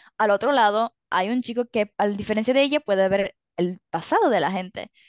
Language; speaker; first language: Spanish; early bilingual, other home language; Italian